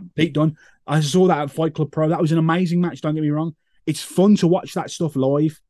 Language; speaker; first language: English; native; English